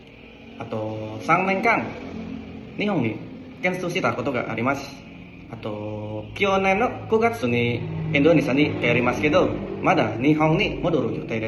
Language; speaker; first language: Japanese; non-native, learner; Indonesian